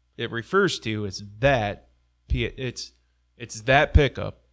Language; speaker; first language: English; native; English